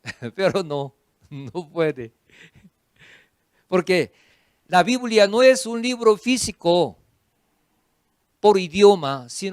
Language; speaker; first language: Spanish; non-native, fluent; Korean